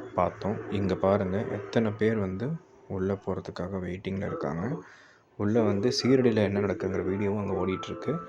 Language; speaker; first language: Tamil; native; Tamil